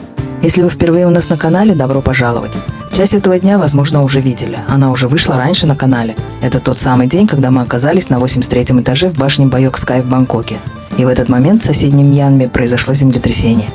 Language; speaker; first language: Russian; native; Russian